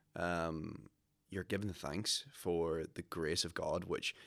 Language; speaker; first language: English; native; English